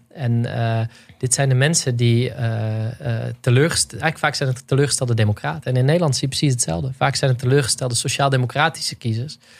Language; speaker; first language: Dutch; native; Dutch